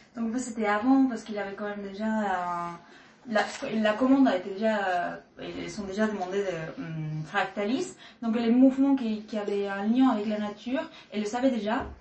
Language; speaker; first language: French; non-native, fluent; Spanish